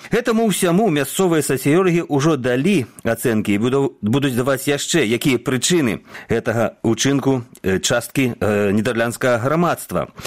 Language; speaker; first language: Belarusian; native; Belarusian